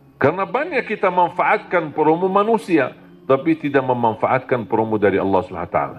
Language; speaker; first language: Malay; non-native, fluent; Arabic